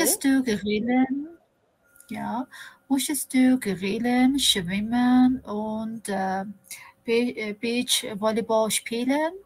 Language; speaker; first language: German; non-native, learner; Persian